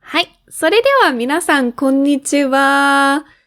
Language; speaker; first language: Japanese; non-native, fluent; English